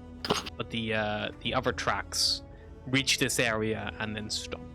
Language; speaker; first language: English; native; English